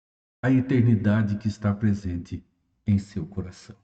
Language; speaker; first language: Portuguese; native; Portuguese